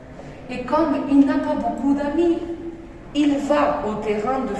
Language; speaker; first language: French; non-native, fluent; Spanish